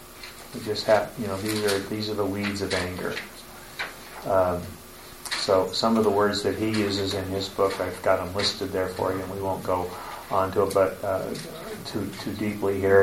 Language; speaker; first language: English; native; English